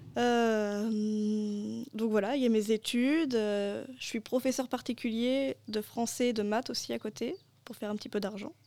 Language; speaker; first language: French; native; French